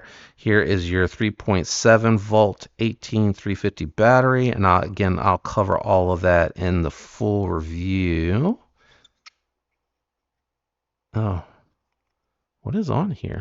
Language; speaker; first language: English; native; English